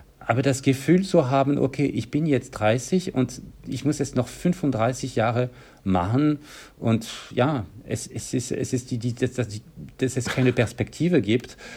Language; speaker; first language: German; non-native, fluent; French